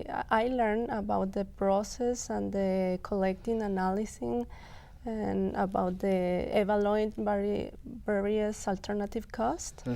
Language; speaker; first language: English; non-native, local second language; Spanish